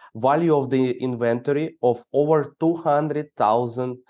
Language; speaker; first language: English; non-native, fluent; Ukrainian